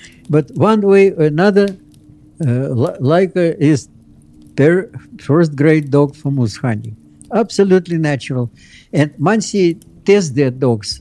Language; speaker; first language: English; non-native, fluent; Russian